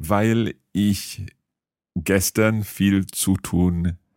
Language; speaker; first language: German; non-native, learner; English